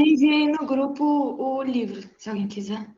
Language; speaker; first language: Portuguese; native; Portuguese